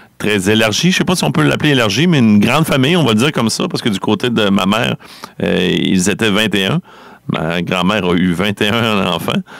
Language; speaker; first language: French; native; French